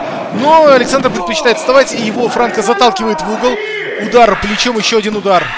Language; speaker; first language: Russian; native; Russian